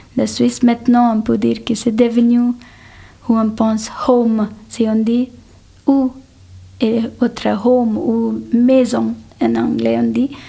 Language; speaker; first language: French; non-native, fluent; Telugu